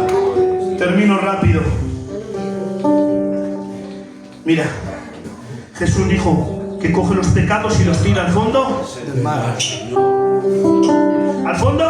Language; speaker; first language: Spanish; native; Spanish